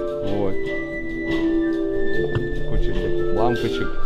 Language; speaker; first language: Russian; native; Russian